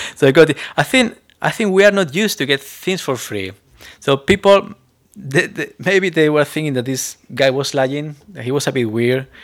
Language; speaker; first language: English; non-native, fluent; Spanish